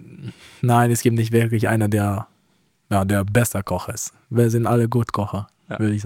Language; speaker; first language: German; non-native, fluent; Romanian